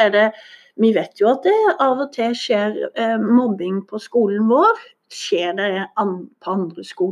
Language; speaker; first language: Norwegian; native; Norwegian